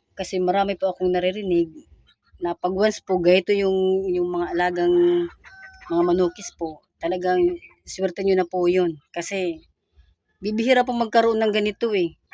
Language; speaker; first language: Filipino; non-native, local second language; Cebuano